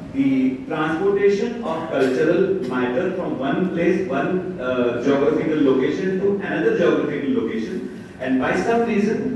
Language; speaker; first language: English; non-native, local second language; Marathi